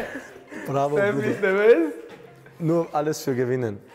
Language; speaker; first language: German; non-native, fluent; Hungarian